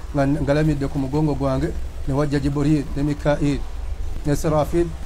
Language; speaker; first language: Arabic; non-native, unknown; Ganda